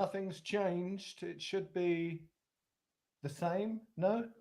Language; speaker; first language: English; native; English